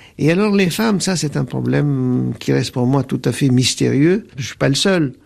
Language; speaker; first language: French; non-native, local second language; Arabic